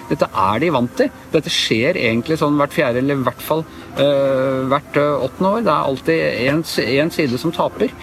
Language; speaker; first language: Norwegian; native; Norwegian